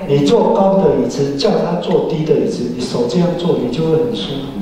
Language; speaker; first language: Chinese; native; Chinese